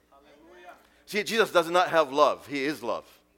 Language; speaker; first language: English; non-native, fluent; Arabic